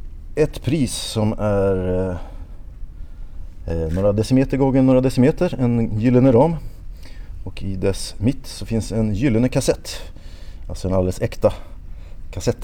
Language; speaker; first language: Swedish; native; Swedish